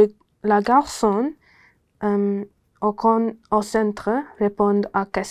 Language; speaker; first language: French; non-native, learner; English